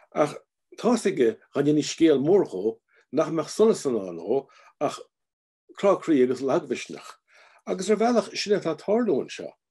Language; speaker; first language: Irish; native; Irish